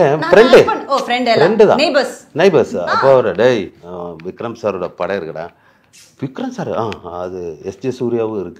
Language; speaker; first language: Tamil; non-native, learner; Malayalam